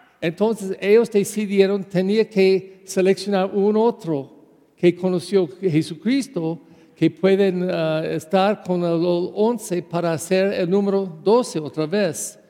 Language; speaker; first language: Spanish; non-native, fluent; English